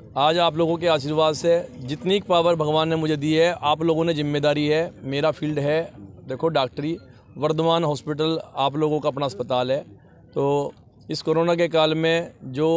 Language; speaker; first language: Hindi; non-native, local second language; Punjabi